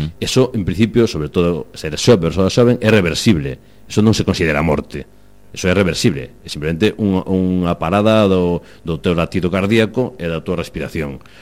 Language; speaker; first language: Galician; native; Galician